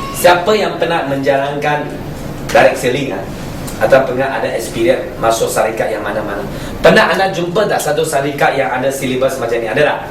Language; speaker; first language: Malay; non-native, local second language; Chinese